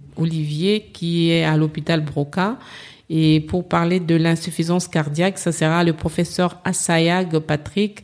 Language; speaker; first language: French; non-native, local second language; Lingala